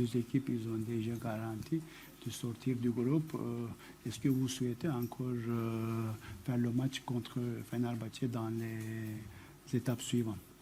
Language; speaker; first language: French; non-native, fluent; Turkish